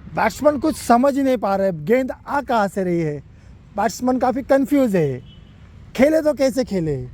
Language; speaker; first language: Hindi; non-native, local second language; Marathi